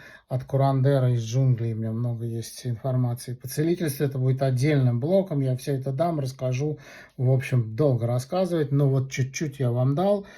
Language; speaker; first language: Russian; native; Russian